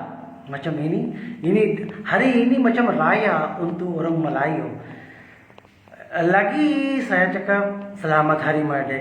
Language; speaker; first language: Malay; non-native, learner; Urdu